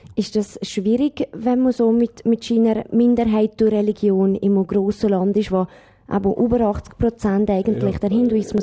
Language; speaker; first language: German; native; German